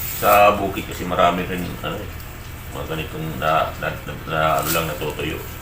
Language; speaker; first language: Filipino; native; Filipino